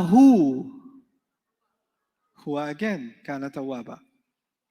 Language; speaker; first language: Arabic; non-native, fluent; English